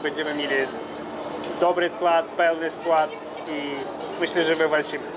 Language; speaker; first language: Polish; non-native, fluent; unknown